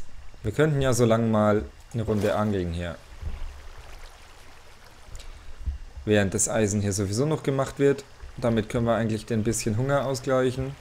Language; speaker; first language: German; native; German